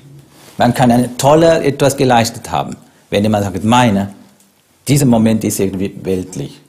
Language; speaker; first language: German; non-native, fluent; Sinhala